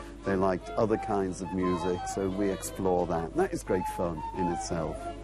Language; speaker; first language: English; native; English